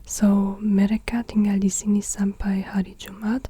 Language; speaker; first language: Indonesian; non-native, learner; English